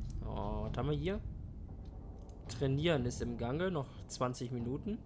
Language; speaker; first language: German; native; German